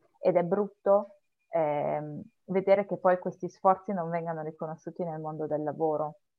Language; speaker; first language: Italian; native; Italian